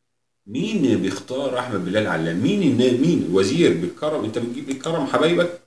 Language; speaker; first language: Arabic; native; Arabic